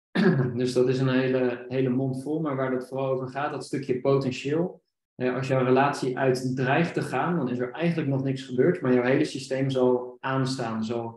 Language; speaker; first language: Dutch; native; Dutch